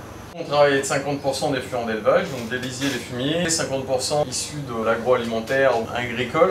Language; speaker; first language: French; native; French